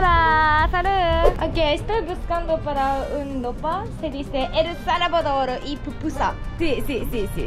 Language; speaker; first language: Spanish; non-native, learner; Japanese